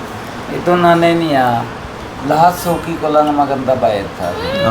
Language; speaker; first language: Filipino; non-native, learner; Punjabi